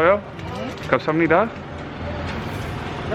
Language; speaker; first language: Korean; non-native, learner; English